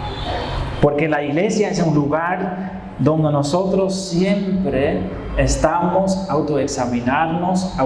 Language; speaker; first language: Spanish; non-native, fluent; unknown